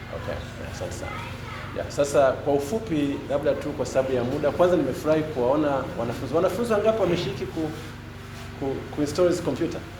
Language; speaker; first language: Swahili; native; Swahili